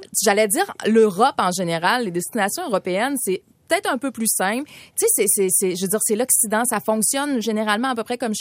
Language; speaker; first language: French; native; French